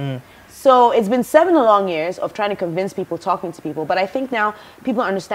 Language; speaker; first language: English; non-native, local second language; Akan